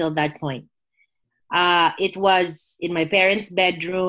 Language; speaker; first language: English; non-native, local second language; Filipino